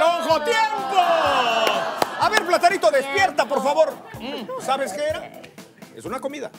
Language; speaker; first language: Spanish; native; Spanish